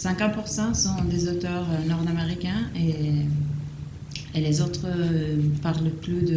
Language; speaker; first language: French; non-native, fluent; Italian